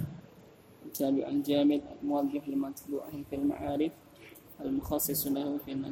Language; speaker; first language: Arabic; non-native, fluent; Indonesian